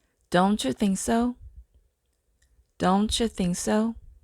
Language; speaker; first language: English; non-native, fluent; Korean